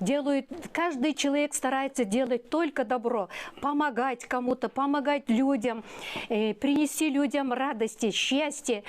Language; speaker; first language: Russian; non-native, local second language; Kyrgyz